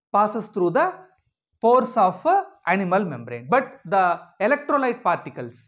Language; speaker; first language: English; non-native, local second language; Telugu